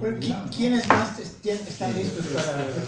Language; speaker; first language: Spanish; native; Spanish